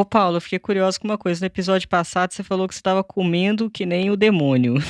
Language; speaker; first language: Portuguese; native; Portuguese